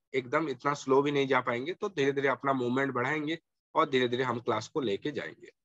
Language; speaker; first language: Hindi; non-native, local second language; Marathi